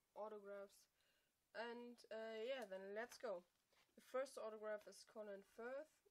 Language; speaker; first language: English; non-native, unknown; German